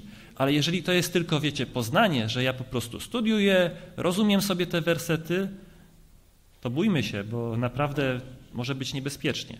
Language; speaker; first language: Polish; native; Polish